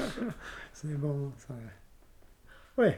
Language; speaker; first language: French; non-native, learner; English